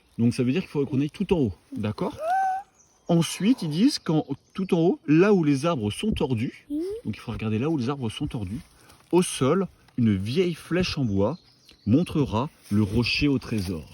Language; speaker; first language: French; native; French